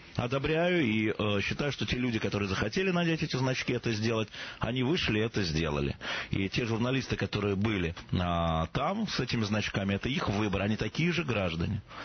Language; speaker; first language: Russian; native; Russian